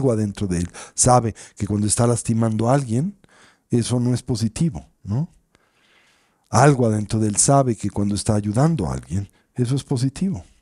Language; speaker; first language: Spanish; native; Spanish